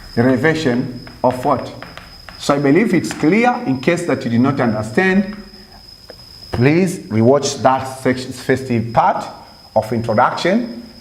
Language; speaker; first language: English; non-native, local second language; Swahili